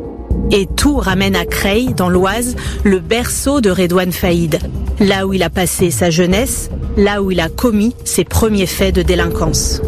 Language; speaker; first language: French; native; French